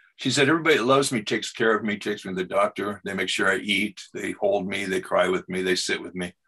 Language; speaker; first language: English; native; English